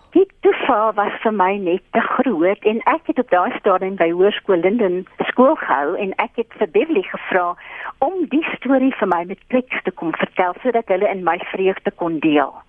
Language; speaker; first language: Afrikaans; native; Afrikaans